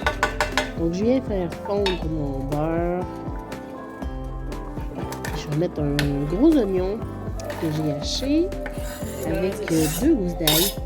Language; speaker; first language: French; native; French